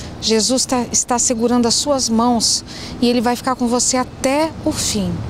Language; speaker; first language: Portuguese; native; Portuguese